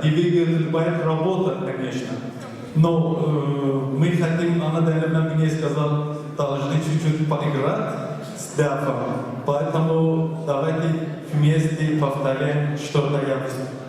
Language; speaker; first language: Russian; non-native, learner; Persian